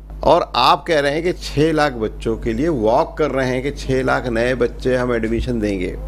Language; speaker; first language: Urdu; native; Urdu